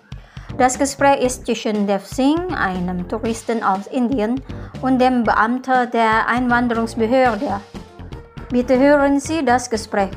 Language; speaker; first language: German; non-native, fluent; Indonesian